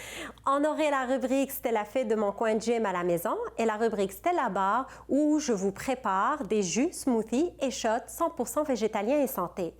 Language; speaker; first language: French; non-native, local second language; Arabic